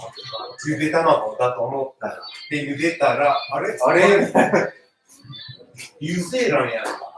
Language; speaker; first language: Japanese; native; Japanese